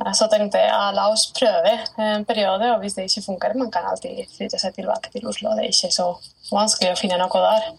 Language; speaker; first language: Norwegian; non-native, fluent; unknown